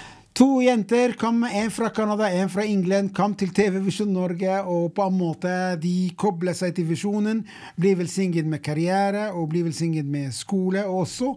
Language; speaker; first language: Norwegian; non-native, fluent; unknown